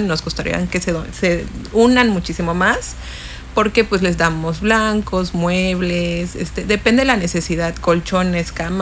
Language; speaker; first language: Spanish; native; Spanish